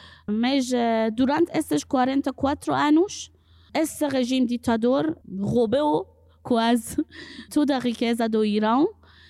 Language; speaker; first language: Portuguese; non-native, fluent; Persian